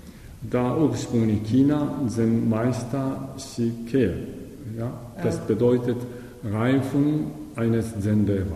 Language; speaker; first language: German; non-native, learner; Japanese